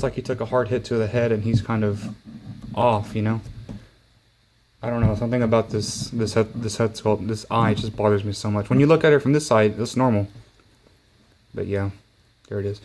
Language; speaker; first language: English; native; English